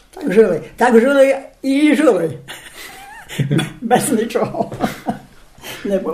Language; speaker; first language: Polish; non-native, local second language; Rusyn